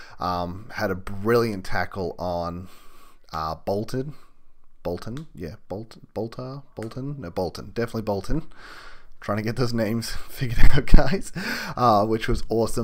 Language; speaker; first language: English; native; English